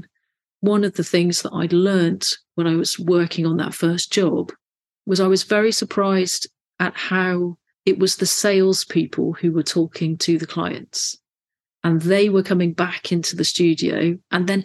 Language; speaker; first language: English; native; English